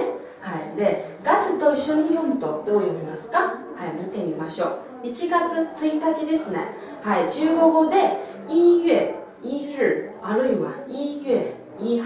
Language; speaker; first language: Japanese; non-native, local second language; Chinese